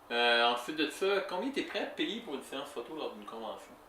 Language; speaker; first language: French; native; French